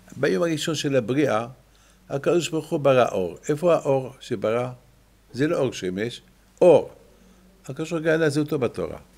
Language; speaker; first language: Hebrew; non-native, fluent; French